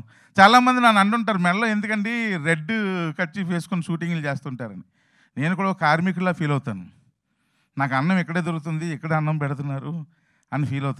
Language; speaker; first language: Telugu; native; Telugu